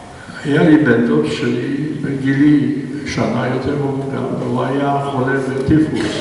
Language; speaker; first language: Hebrew; non-native, fluent; Polish